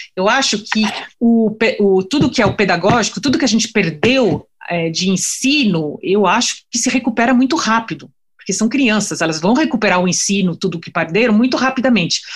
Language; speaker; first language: Portuguese; non-native, fluent; French